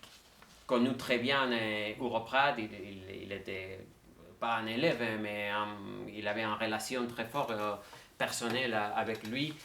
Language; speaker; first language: French; non-native, fluent; Spanish